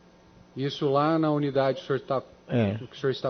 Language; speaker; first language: Portuguese; native; Portuguese